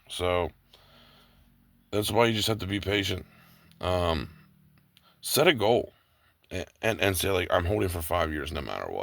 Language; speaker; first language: English; native; English